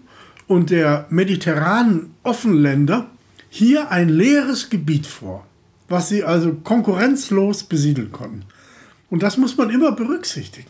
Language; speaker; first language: German; native; German